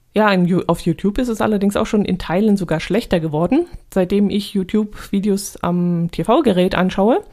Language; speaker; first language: German; native; German